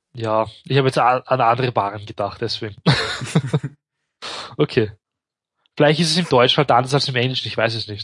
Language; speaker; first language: German; native; German